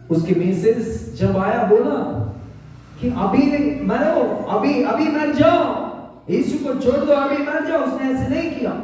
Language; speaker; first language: Hindi; non-native, local second language; Bangla